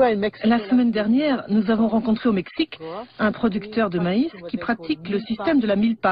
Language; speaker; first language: French; native; French